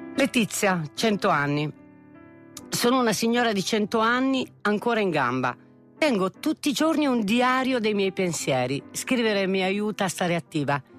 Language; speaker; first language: Italian; native; Italian